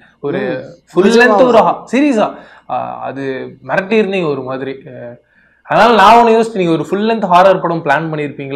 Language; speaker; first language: Tamil; native; Tamil